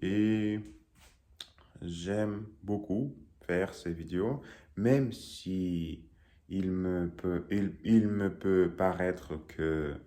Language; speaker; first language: French; non-native, learner; Russian